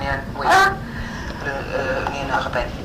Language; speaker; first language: French; non-native, learner; Finnish